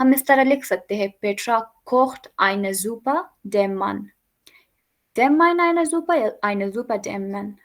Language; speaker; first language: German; non-native, fluent; Urdu